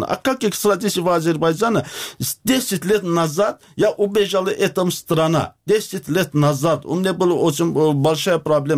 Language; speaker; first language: Russian; non-native, learner; Azerbaijani